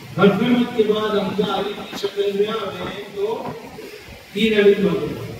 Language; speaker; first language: Urdu; native; Urdu